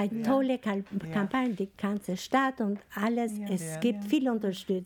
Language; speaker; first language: German; non-native, learner; Albanian